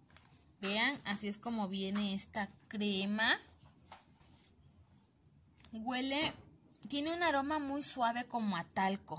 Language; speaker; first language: Spanish; native; Spanish